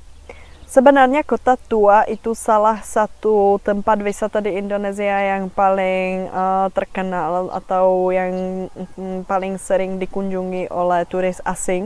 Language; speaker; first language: Indonesian; non-native, fluent; Czech